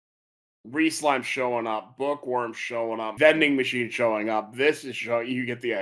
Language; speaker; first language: English; native; English